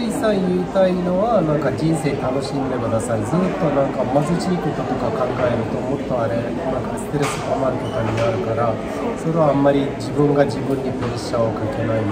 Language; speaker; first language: Japanese; non-native, fluent; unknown